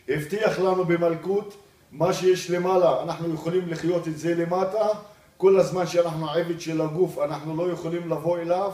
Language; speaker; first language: Hebrew; non-native, local second language; Arabic